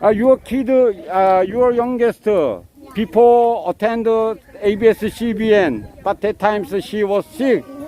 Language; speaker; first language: English; non-native, learner; Korean